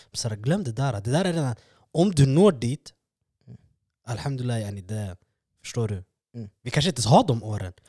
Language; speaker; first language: Swedish; early bilingual, other home language; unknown